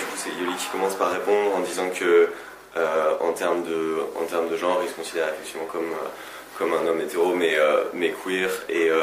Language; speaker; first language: French; native; French